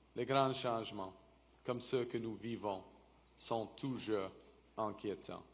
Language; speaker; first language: French; non-native, local second language; English